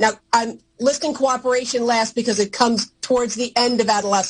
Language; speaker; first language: English; native; English